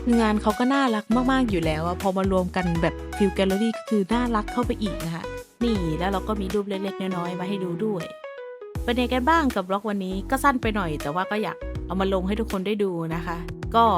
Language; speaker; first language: Thai; native; Thai